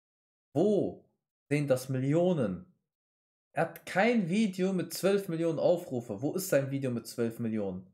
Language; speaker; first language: German; native; German